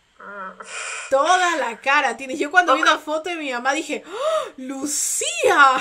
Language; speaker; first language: Spanish; native; Spanish